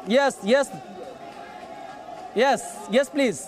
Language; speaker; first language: Hindi; native; Hindi